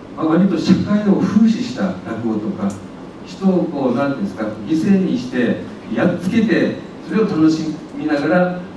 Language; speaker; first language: Japanese; native; Japanese